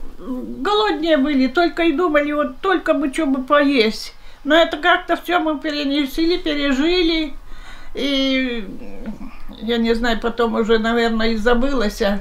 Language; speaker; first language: Russian; native; Russian